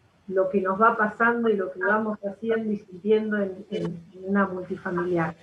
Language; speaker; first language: Spanish; native; Spanish